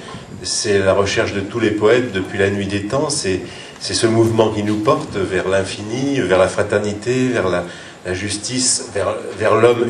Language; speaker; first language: French; native; French